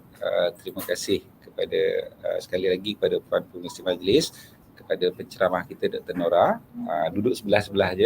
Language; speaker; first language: Malay; native; Malay